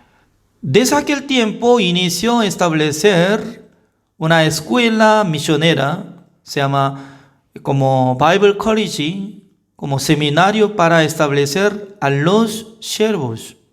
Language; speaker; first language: Spanish; non-native, fluent; Korean